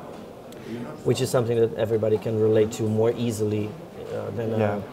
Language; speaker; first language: English; non-native, fluent; Portuguese